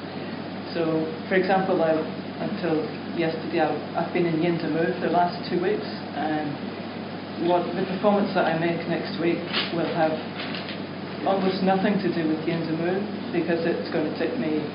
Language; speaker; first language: English; native; English